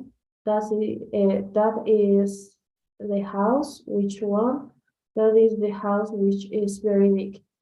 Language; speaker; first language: English; non-native, learner; Spanish